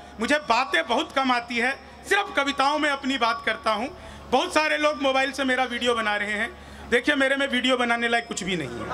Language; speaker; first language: Hindi; native; Hindi